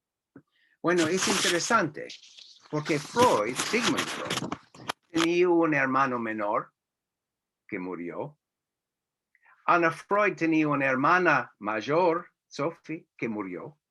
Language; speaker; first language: Spanish; non-native, fluent; English